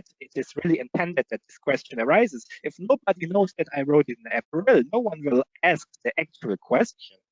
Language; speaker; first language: English; non-native, fluent; German